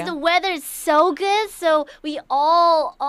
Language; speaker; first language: English; non-native, learner; Korean